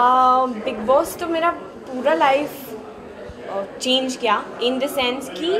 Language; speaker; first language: Hindi; non-native, fluent; Swedish